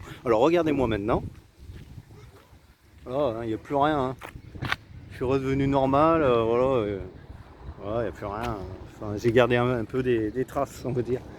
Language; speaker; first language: French; native; French